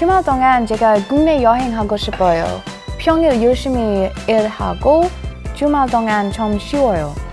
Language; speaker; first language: Korean; non-native, learner; English